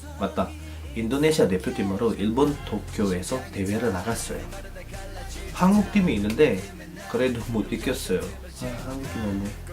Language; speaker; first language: Korean; non-native, fluent; Indonesian